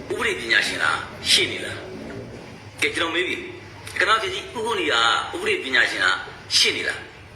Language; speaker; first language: Burmese; native; Burmese